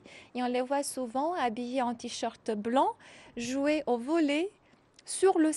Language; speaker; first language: French; non-native, fluent; Croatian